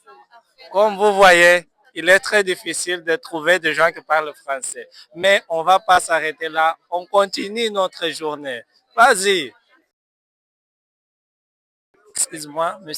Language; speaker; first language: French; non-native, fluent; Portuguese